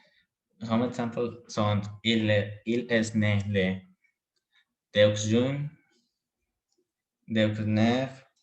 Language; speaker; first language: French; non-native, learner; Spanish